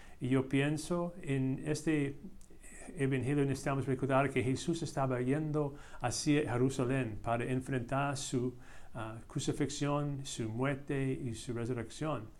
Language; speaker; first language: Spanish; non-native, fluent; English